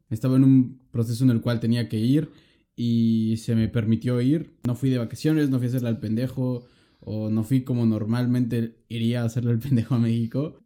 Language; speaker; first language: Spanish; native; Spanish